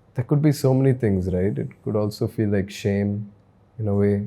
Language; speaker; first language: English; non-native, local second language; Tamil